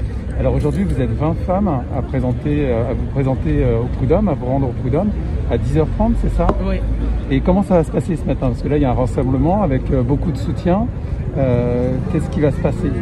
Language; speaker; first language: French; native; French